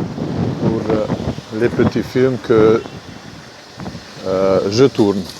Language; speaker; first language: French; non-native, fluent; Hungarian